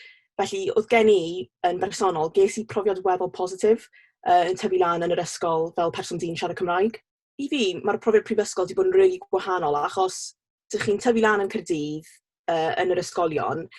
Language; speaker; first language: Welsh; non-native, local second language; English